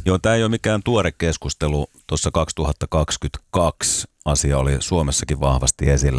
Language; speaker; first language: Finnish; native; Finnish